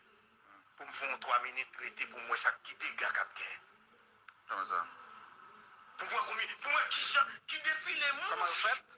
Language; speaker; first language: Haitian Creole; native; Haitian Creole